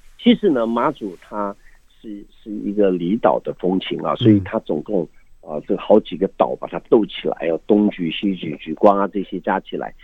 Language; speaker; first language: Chinese; native; Chinese